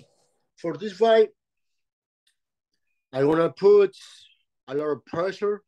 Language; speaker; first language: English; non-native, learner; Spanish